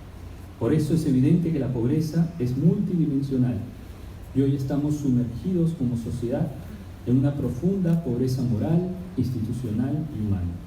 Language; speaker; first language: Spanish; native; Spanish